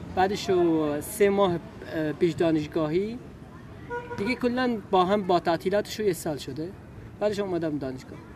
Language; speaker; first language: Persian; non-native, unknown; Arabic